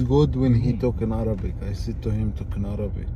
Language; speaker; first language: English; non-native, learner; Arabic